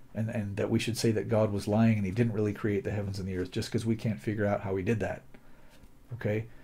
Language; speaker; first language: English; native; English